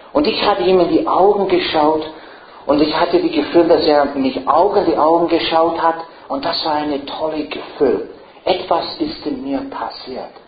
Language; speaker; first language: German; non-native, fluent; English